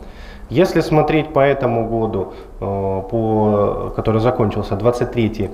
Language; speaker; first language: Russian; native; Russian